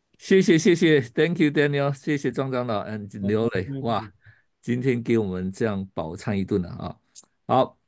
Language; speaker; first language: Chinese; native; Chinese